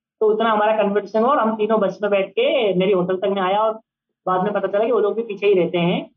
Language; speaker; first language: Hindi; early bilingual, other home language; Nepali